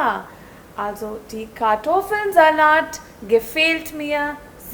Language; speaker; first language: German; non-native, learner; Hindi